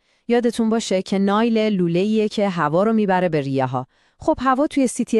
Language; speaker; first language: Persian; native; Persian